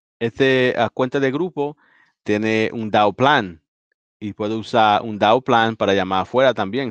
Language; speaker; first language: Spanish; early bilingual, heritage; Spanish